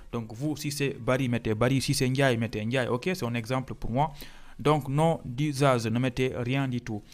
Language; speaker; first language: French; non-native, local second language; Fula